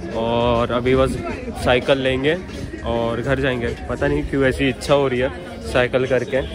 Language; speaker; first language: Hindi; native; Hindi